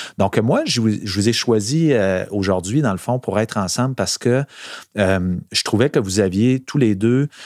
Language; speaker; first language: French; native; French